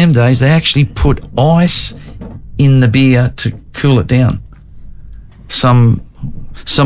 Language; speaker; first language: English; native; English